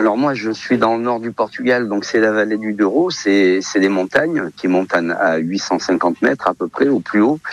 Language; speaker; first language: French; early bilingual, other home language; Portuguese